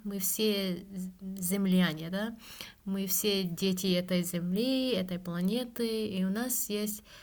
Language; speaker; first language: Russian; non-native, fluent; Japanese